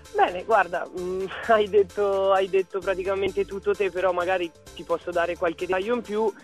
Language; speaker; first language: Italian; early bilingual, other home language; French